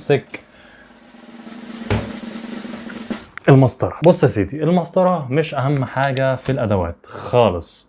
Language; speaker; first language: Arabic; native; Arabic